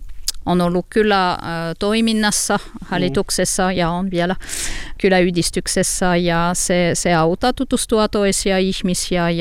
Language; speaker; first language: Finnish; non-native, learner; French